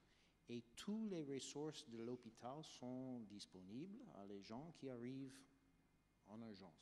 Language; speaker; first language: French; non-native, fluent; English